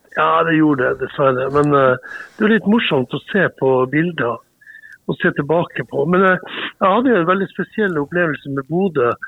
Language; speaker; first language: Norwegian; native; Norwegian